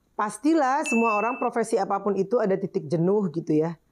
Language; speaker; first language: Indonesian; native; Indonesian